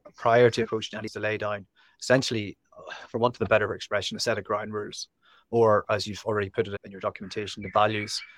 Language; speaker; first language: English; native; English